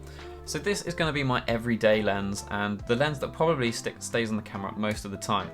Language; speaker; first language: English; native; English